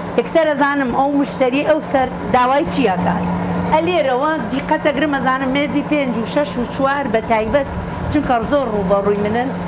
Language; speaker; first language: Central Kurdish; non-native, local second language; Gurani